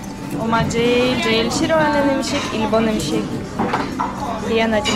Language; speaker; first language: Korean; non-native, fluent; Russian